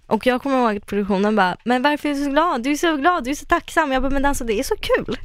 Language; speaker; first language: Swedish; non-native, fluent; Russian